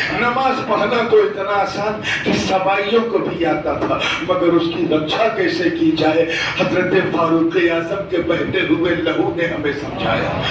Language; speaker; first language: Urdu; native; Urdu